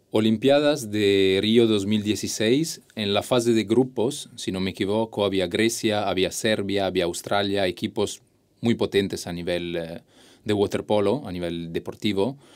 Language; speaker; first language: Spanish; non-native, fluent; Italian